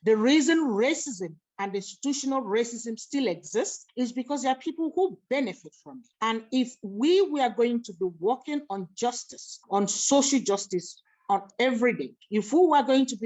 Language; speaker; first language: English; non-native, local second language; Igbo